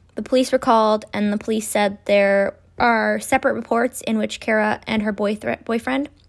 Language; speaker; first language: English; native; English